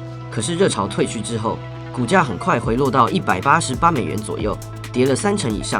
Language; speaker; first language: Chinese; native; Chinese